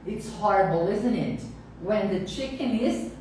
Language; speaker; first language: English; non-native, fluent; Portuguese